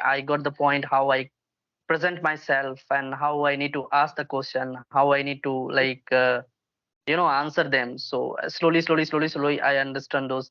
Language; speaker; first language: English; non-native, local second language; Hindi